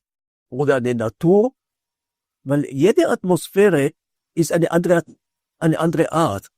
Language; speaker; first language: German; non-native, fluent; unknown